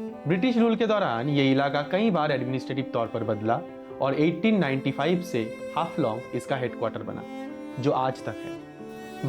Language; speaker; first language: Hindi; native; Hindi